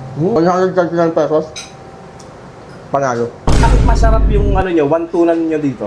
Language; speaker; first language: Filipino; native; Filipino